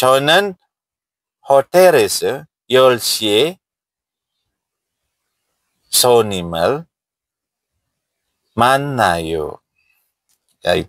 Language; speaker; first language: Korean; non-native, fluent; Indonesian